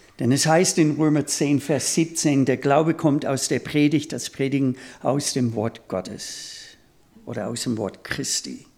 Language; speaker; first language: German; non-native, fluent; English